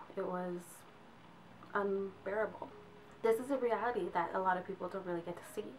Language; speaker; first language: English; native; English